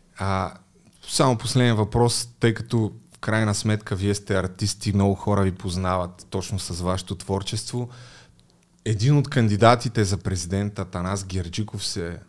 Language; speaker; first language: Bulgarian; native; Bulgarian